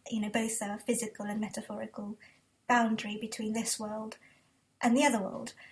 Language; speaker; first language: English; early bilingual, other home language; Japanese